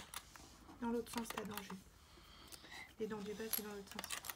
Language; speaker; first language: French; native; French